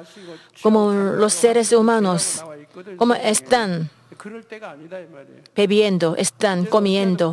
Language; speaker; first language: Spanish; non-native, fluent; Korean